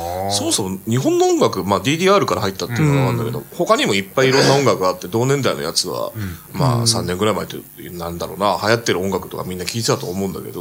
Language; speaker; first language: Japanese; native; Japanese